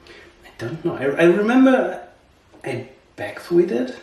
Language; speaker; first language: English; non-native, learner; German